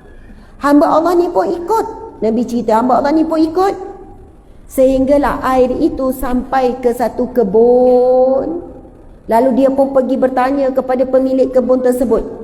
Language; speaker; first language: Malay; native; Malay